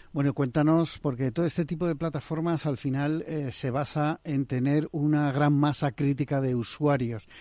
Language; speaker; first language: Spanish; native; Spanish